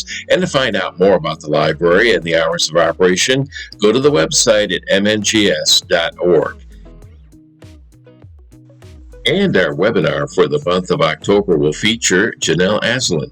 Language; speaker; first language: English; native; English